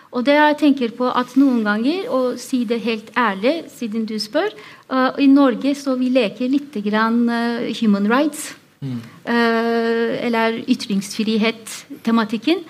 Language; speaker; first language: Norwegian; non-native, fluent; Turkish